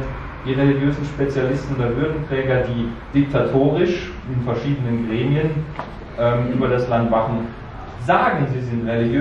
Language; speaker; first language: German; native; German